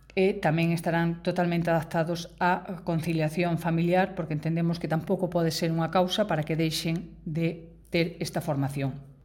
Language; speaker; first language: Galician; native; Galician